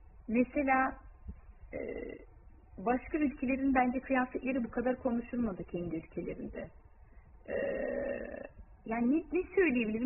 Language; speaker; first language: Turkish; early bilingual, heritage; Turkish